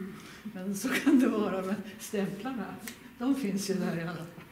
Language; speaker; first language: Swedish; native; Swedish